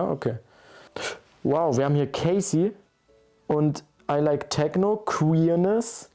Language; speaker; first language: German; native; German